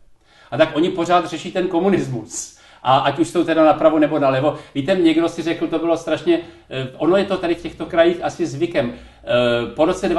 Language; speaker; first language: Czech; native; Czech